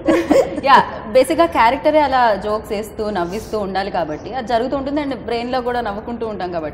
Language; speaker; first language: Telugu; native; Telugu